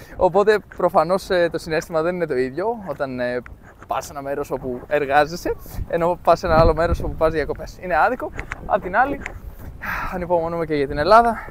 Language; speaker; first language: Greek; native; Greek